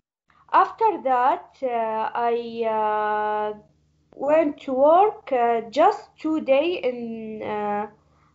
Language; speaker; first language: English; non-native, learner; Arabic